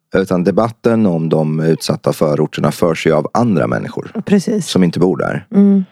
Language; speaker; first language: Swedish; early bilingual, other home language; Persian